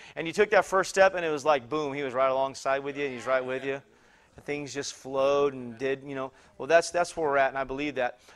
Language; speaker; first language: English; native; English